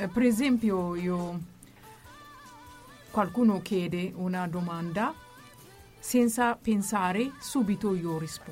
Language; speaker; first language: Italian; non-native, learner; Amharic